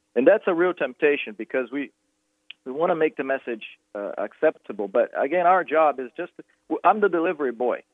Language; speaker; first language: English; non-native, fluent; Portuguese